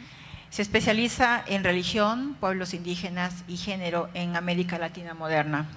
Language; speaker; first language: Spanish; native; Spanish